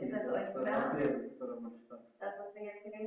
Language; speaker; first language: German; non-native, fluent; Russian